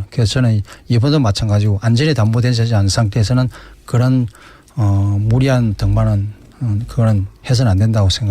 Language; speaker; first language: Korean; native; Korean